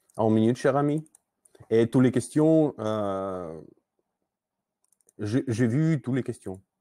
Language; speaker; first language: French; non-native, learner; Russian